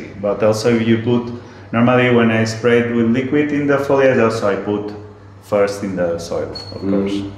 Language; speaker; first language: English; non-native, learner; Spanish